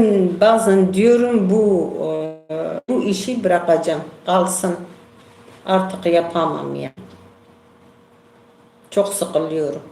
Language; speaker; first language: Turkish; non-native, local second language; Kurdish